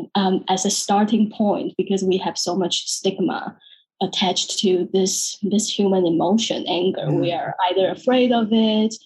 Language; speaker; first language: English; non-native, fluent; Chinese